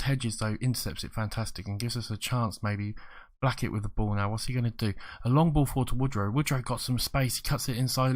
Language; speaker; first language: English; native; English